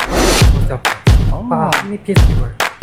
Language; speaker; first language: English; non-native, learner; Chinese